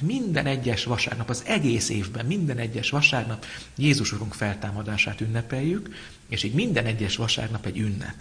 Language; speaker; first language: Hungarian; native; Hungarian